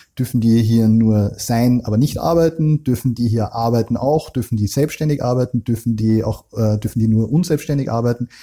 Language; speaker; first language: German; native; German